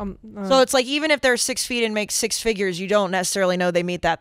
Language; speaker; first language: English; native; English